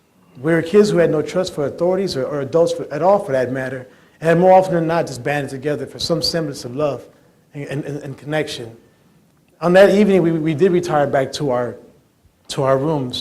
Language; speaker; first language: English; native; English